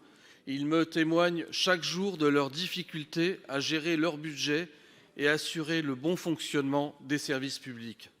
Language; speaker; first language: French; native; French